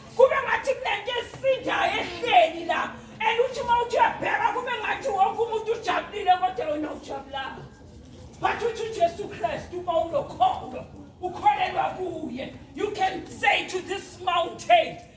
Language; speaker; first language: Zulu; non-native, local second language; Xhosa